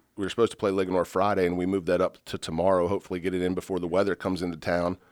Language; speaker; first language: English; native; English